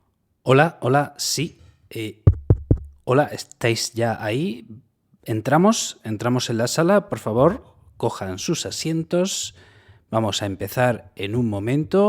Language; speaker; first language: Spanish; native; Spanish